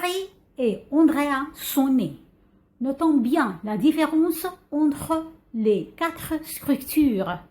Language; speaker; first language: French; non-native, fluent; Arabic